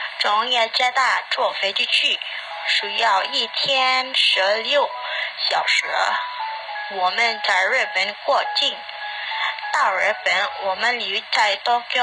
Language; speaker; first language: Chinese; non-native, learner; Indonesian